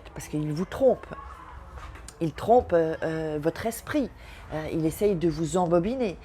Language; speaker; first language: French; native; French